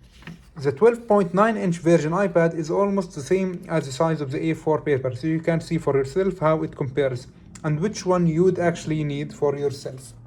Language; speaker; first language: English; non-native, fluent; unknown